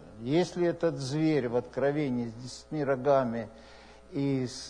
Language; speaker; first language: Russian; native; Russian